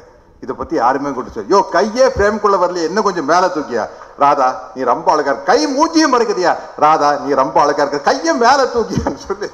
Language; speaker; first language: Tamil; native; Tamil